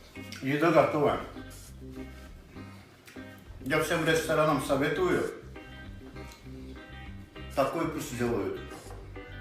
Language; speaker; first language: Russian; non-native, local second language; Azerbaijani